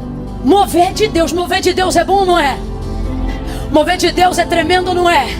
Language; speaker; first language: Portuguese; native; Portuguese